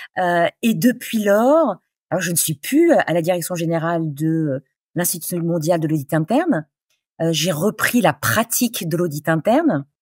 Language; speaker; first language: French; native; French